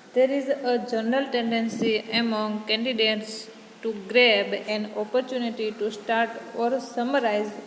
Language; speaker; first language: English; non-native, local second language; Gujarati